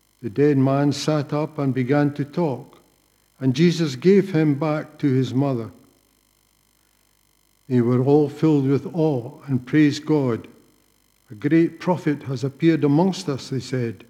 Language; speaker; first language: English; native; English